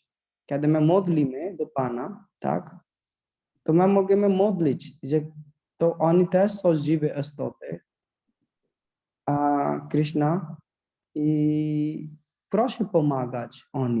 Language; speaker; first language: Polish; non-native, learner; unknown